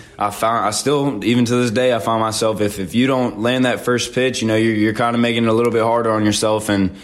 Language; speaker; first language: English; native; English